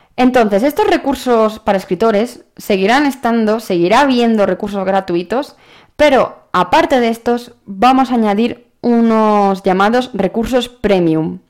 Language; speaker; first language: Spanish; native; Spanish